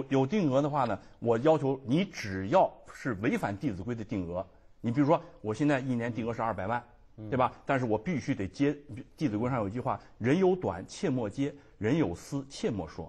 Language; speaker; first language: Chinese; native; Chinese